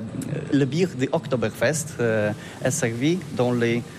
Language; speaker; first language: French; non-native, learner; Polish